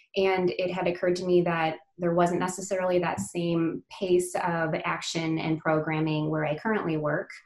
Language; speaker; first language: English; native; English